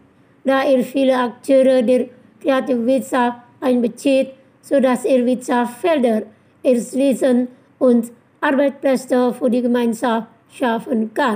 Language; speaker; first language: German; non-native, fluent; Indonesian